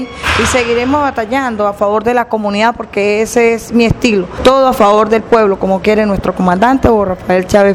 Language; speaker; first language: Spanish; native; Spanish